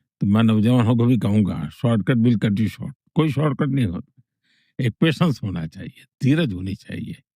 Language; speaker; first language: Hindi; non-native, local second language; Gujarati